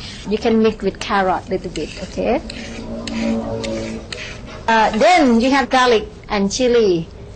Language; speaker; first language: English; non-native, learner; Thai